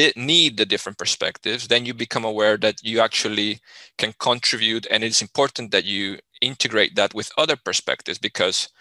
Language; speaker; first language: English; non-native, fluent; Spanish